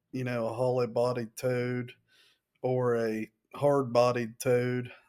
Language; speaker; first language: English; native; English